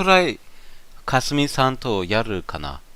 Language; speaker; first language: Japanese; non-native, learner; German